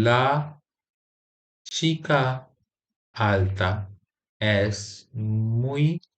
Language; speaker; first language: Spanish; non-native, fluent; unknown